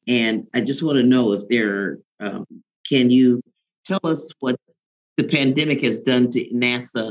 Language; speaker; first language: English; native; English